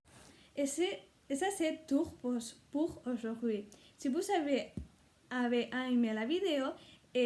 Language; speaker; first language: French; non-native, learner; Spanish